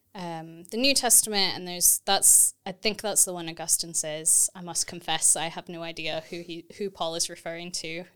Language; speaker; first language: English; native; English